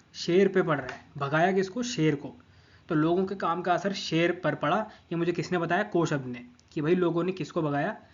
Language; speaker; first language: Hindi; non-native, local second language; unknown